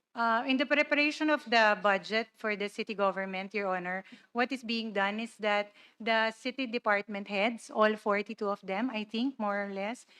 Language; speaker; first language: English; non-native, local second language; Cebuano